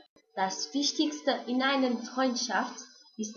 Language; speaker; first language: German; non-native, learner; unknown